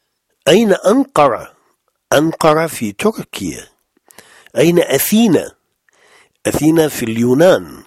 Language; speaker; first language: Arabic; non-native, fluent; French